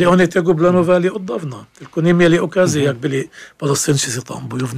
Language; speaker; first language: Polish; non-native, fluent; Arabic